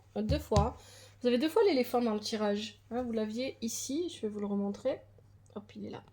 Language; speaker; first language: French; native; French